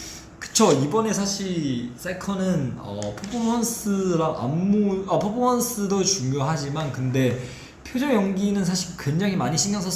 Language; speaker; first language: Korean; non-native, fluent; Chinese